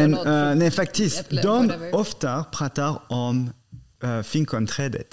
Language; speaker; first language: Swedish; non-native, fluent; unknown